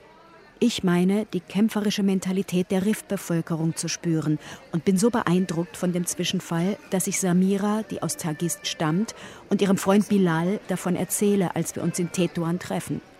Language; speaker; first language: German; native; German